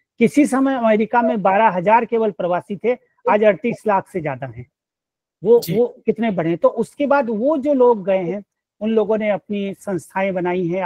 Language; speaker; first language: Hindi; native; Hindi